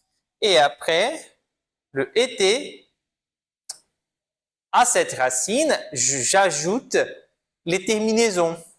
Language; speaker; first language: French; non-native, fluent; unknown